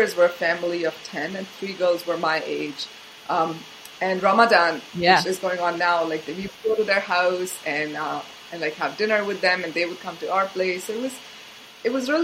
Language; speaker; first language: English; non-native, local second language; Hindi